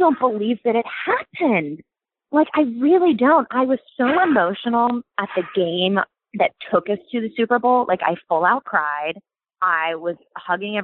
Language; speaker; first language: English; native; English